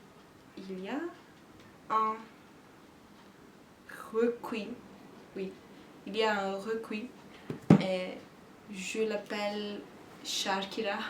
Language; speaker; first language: French; non-native, learner; Turkish